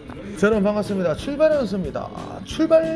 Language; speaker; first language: Korean; native; Korean